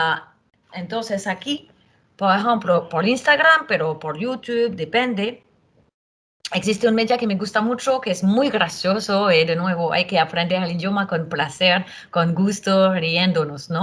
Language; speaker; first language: Spanish; non-native, fluent; French